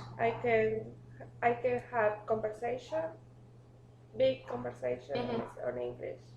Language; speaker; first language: English; non-native, learner; Spanish